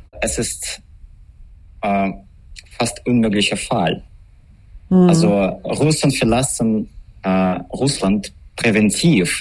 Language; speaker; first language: German; non-native, learner; Russian